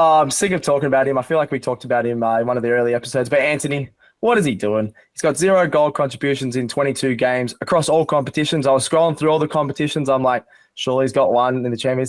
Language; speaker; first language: English; native; English